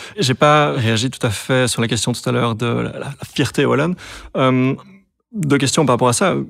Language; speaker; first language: French; native; French